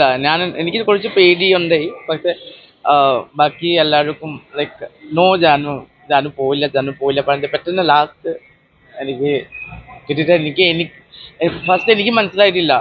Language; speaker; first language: Malayalam; non-native, learner; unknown